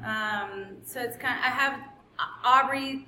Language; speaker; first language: English; non-native, fluent; Spanish